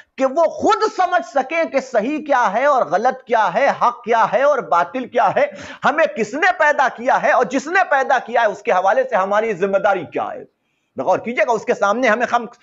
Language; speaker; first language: Hindi; native; Hindi